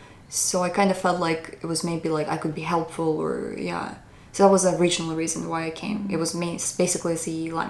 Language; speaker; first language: English; non-native, fluent; Russian